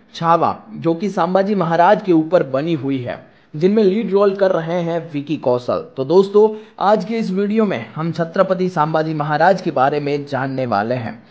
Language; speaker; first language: Hindi; non-native, local second language; Gujarati